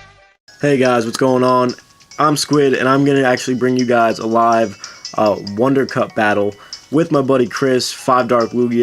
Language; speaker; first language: English; native; English